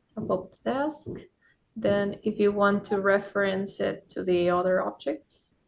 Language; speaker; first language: English; non-native, fluent; Spanish